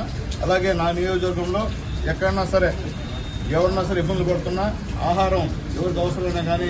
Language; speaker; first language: Telugu; native; Telugu